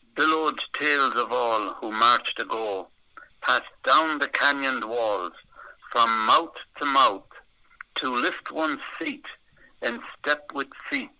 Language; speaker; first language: English; native; English